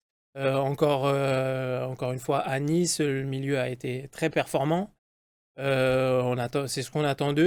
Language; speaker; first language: French; native; French